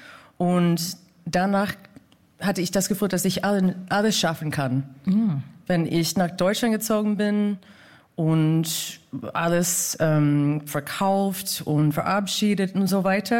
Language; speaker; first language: German; non-native, fluent; English